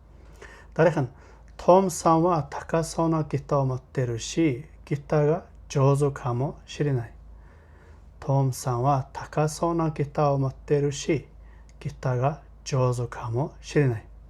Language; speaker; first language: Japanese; non-native, fluent; Mongolian